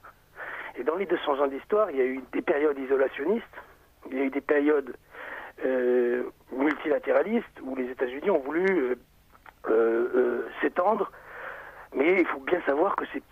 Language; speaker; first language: French; native; French